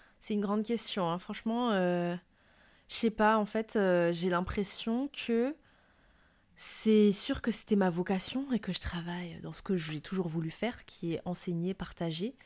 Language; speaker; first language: French; non-native, local second language; Malagasy